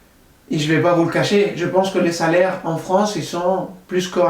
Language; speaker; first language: French; non-native, fluent; Spanish